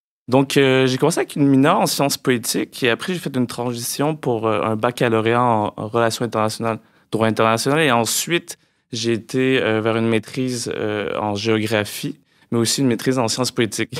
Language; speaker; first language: French; native; French